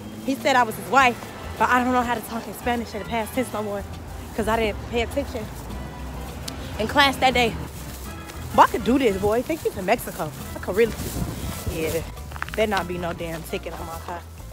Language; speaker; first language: English; native; English